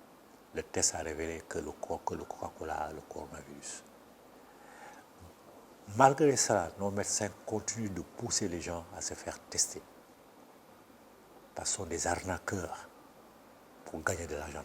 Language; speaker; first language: French; non-native, local second language; Bambara